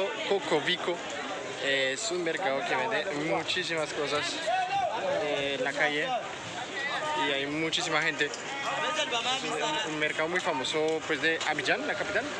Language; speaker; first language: Spanish; non-native, fluent; French